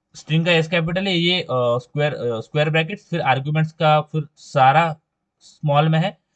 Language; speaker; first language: Hindi; non-native, local second language; Marathi